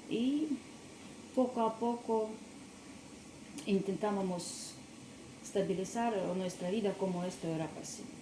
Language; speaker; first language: Spanish; non-native, learner; Russian